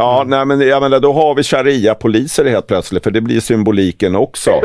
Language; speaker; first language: Swedish; native; Swedish